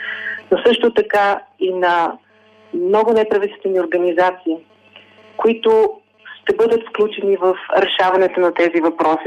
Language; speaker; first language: Bulgarian; native; Bulgarian